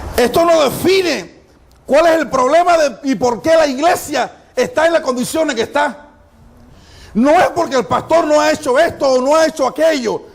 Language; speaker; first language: Spanish; non-native, fluent; Haitian Creole